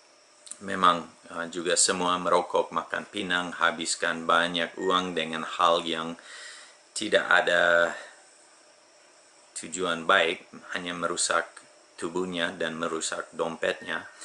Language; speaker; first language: Indonesian; non-native, fluent; English